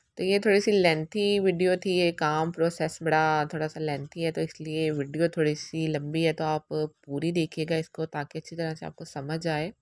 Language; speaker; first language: Urdu; native; Urdu